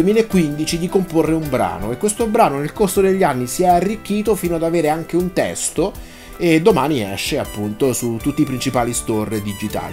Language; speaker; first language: Italian; native; Italian